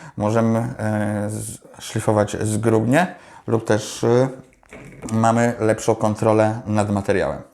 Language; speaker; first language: Polish; native; Polish